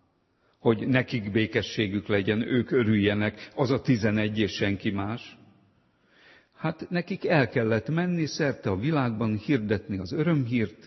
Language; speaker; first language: Hungarian; native; Hungarian